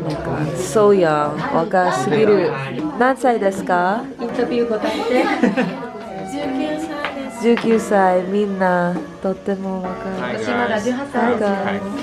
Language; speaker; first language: Japanese; non-native, learner; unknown